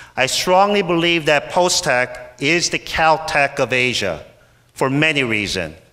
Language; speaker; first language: English; native; English